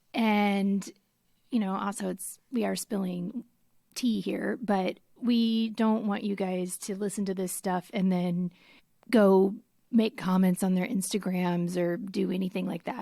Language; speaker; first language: English; native; English